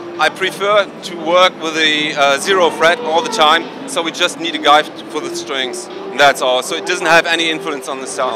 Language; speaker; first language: English; non-native, fluent; German